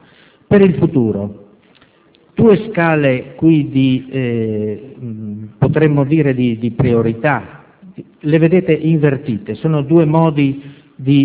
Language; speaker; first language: Italian; native; Italian